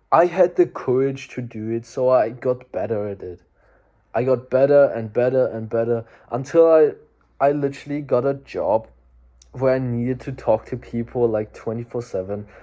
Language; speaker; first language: English; non-native, fluent; German